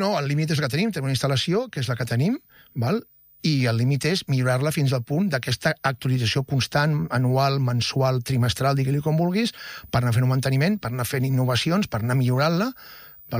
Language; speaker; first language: Catalan; native; Catalan